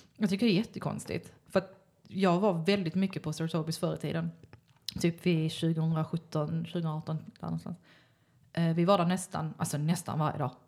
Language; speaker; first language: Swedish; native; Swedish